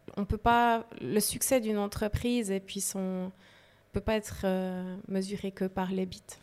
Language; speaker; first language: French; native; French